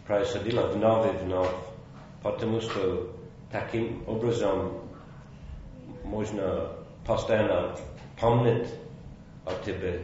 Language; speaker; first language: Russian; non-native, fluent; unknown